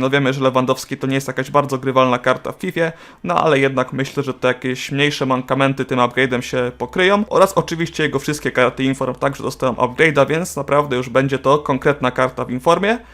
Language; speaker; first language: Polish; native; Polish